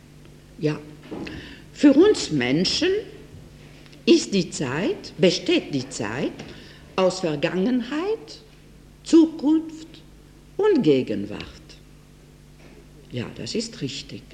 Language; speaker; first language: German; non-native, fluent; French